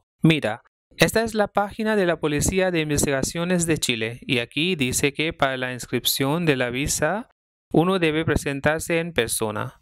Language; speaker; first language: Spanish; non-native, fluent; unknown